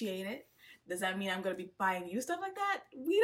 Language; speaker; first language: English; non-native, local second language; Swahili